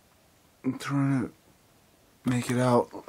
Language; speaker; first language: English; native; English